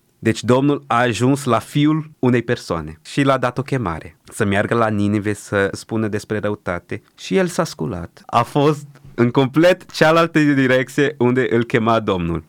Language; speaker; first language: Romanian; early bilingual, other home language; Portuguese